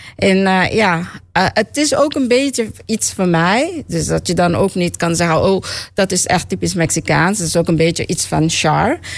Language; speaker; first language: Dutch; native; Dutch